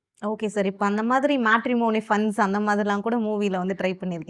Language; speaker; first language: Tamil; native; Tamil